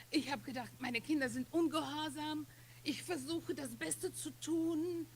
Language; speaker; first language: German; non-native, fluent; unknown